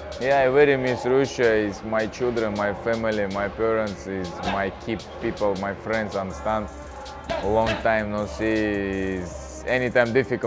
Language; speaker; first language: English; non-native, learner; Russian